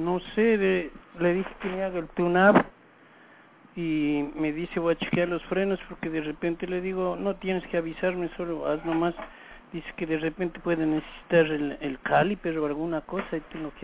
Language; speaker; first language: Spanish; native; Spanish